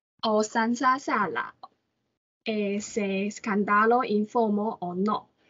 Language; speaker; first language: Italian; non-native, learner; Chinese